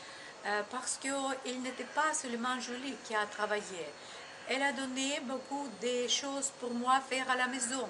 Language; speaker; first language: French; non-native, learner; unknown